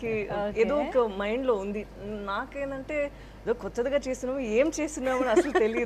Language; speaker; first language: Telugu; non-native, fluent; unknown